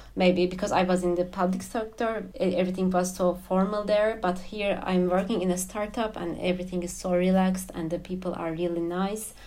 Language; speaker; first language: English; non-native, fluent; Turkish